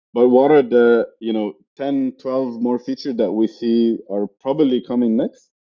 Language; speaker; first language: English; non-native, fluent; Arabic